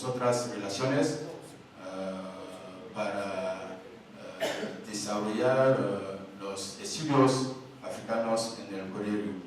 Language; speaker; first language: Spanish; non-native, learner; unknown